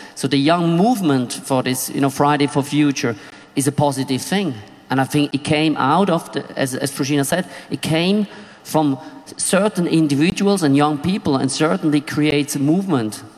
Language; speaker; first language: English; non-native, fluent; Swiss German